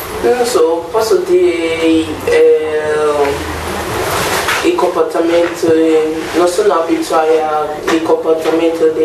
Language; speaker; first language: Italian; non-native, learner; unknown